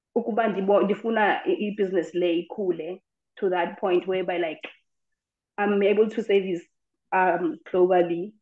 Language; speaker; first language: English; non-native, local second language; Xhosa